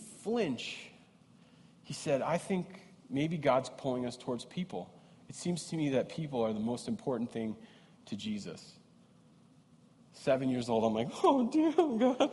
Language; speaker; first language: English; native; English